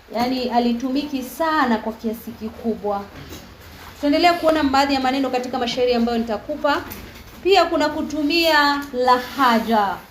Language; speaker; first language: Swahili; non-native, local second language; Kamba